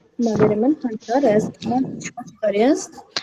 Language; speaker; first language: Persian; non-native, learner; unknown